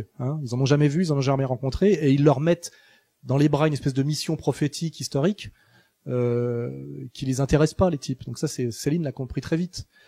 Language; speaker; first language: French; native; French